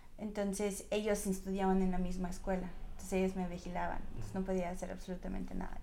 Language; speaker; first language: Spanish; non-native, fluent; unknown